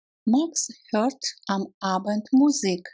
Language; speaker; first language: German; non-native, fluent; Russian